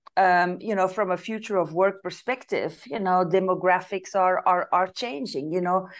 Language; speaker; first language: English; non-native, fluent; Dutch